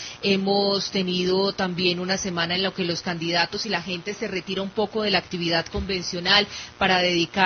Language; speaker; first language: Spanish; native; Spanish